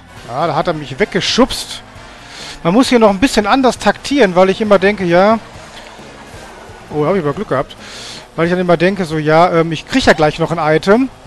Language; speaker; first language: German; native; German